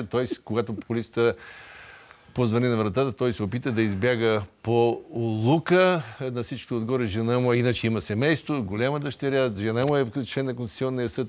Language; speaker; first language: Bulgarian; native; Bulgarian